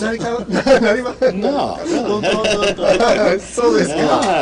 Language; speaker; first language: Japanese; non-native, learner; English